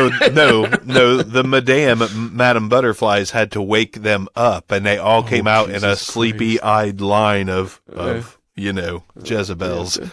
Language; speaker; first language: English; native; English